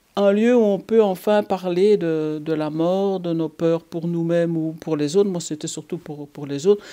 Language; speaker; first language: French; native; French